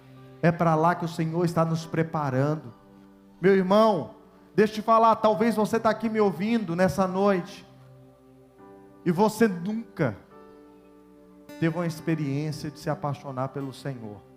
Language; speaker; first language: Portuguese; native; Portuguese